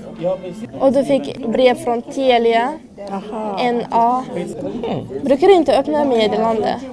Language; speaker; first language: Swedish; non-native, fluent; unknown